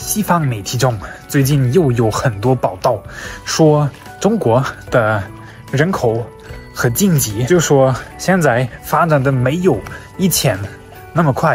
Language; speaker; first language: Chinese; non-native, fluent; German